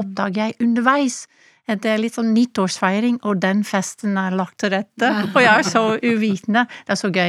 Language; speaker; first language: Norwegian; non-native, fluent; English